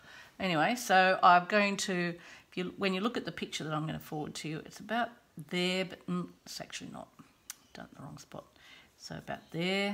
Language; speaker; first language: English; native; English